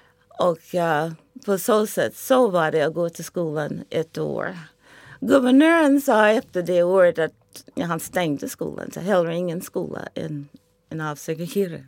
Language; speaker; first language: Swedish; non-native, fluent; English